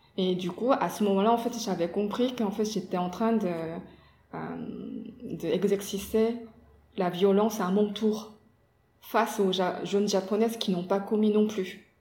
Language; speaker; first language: French; non-native, fluent; Korean